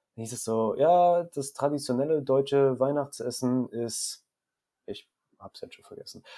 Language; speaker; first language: German; native; German